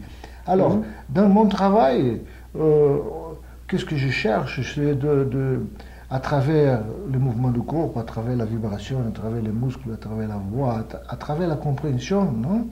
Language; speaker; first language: French; non-native, fluent; Portuguese